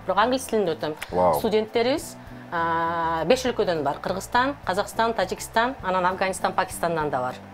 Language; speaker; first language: Kyrgyz; native; Kyrgyz